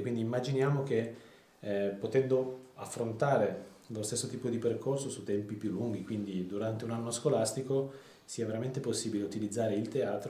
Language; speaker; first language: Italian; native; Italian